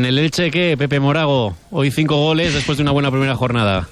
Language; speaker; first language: Spanish; native; Spanish